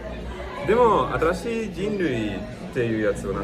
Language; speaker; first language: Japanese; non-native, learner; English